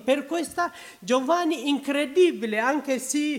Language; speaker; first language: Italian; non-native, learner; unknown